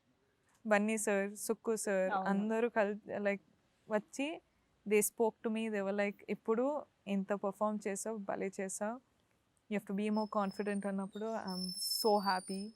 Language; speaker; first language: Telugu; non-native, local second language; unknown